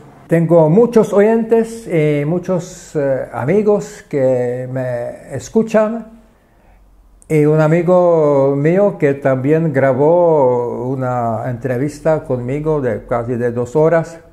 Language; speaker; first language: Spanish; non-native, fluent; Czech